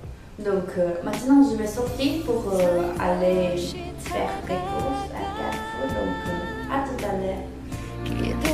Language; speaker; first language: French; non-native, learner; Korean